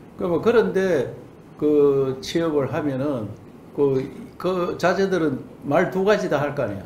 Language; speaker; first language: Korean; native; Korean